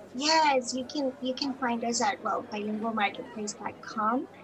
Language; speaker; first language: English; non-native, fluent; Spanish